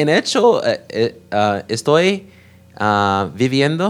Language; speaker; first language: Spanish; non-native, learner; English